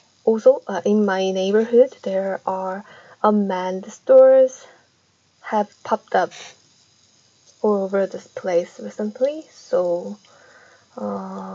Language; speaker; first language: English; non-native, fluent; Korean